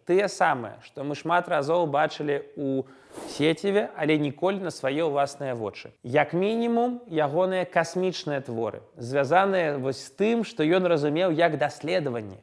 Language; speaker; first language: Belarusian; non-native, local second language; Russian